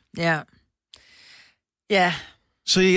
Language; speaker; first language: Danish; native; Danish